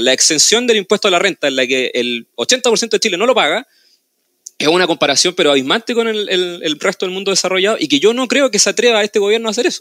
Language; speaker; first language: Spanish; native; Spanish